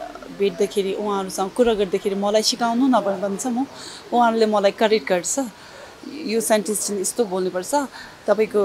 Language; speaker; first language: Nepali; non-native, fluent; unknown